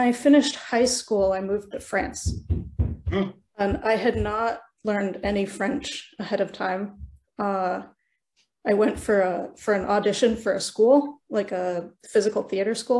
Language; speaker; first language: English; early bilingual, other home language; Norwegian